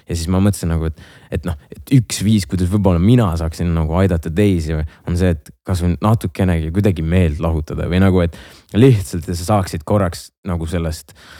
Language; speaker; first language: Estonian; non-native, local second language; Russian